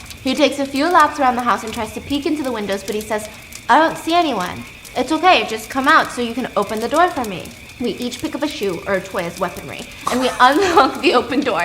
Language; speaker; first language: English; native; English